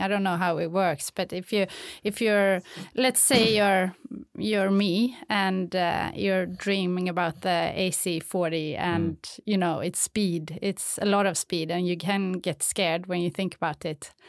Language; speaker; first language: English; non-native, fluent; Swedish